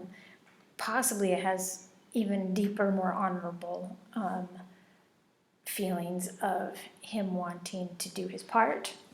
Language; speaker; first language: English; native; English